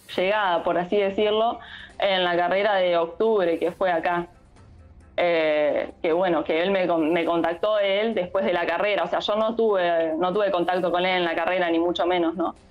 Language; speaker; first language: Spanish; native; Spanish